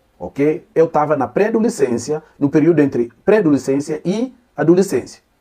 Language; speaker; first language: Portuguese; non-native, local second language; Upper Guinea Crioulo